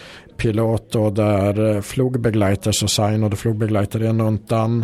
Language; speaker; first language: German; non-native, fluent; Swedish